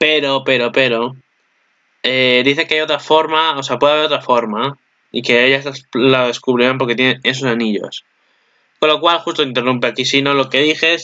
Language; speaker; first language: Spanish; native; Spanish